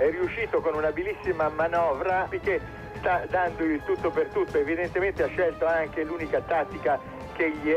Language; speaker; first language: Italian; native; Italian